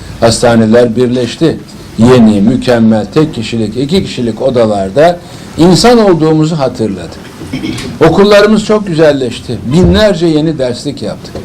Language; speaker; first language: Turkish; native; Turkish